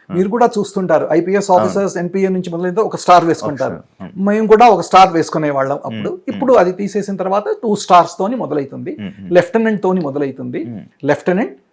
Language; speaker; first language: Telugu; native; Telugu